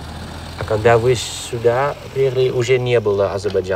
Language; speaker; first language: Russian; non-native, fluent; Dutch